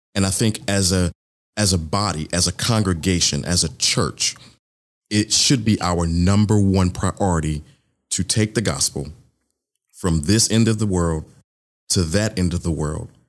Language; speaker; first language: English; early bilingual, other home language; Yoruba